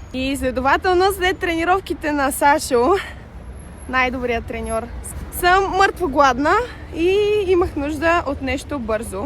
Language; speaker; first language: Bulgarian; native; Bulgarian